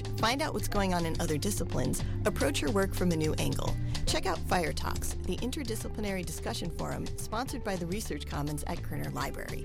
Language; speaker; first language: English; native; English